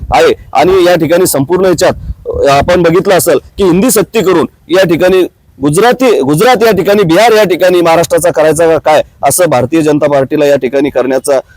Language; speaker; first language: Marathi; native; Marathi